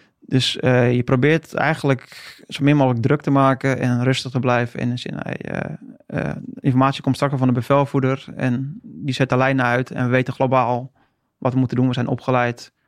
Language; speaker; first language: Dutch; native; Dutch